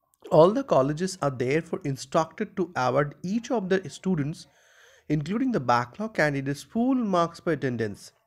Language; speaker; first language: English; non-native, local second language; Bangla